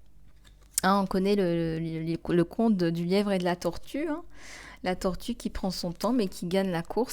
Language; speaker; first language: French; native; French